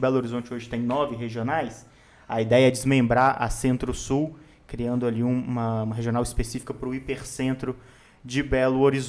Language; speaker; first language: Portuguese; native; Portuguese